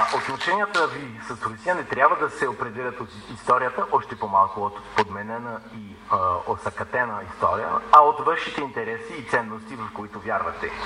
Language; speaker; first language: Bulgarian; non-native, fluent; French